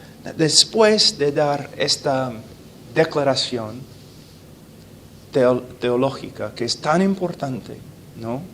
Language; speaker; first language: Spanish; non-native, fluent; English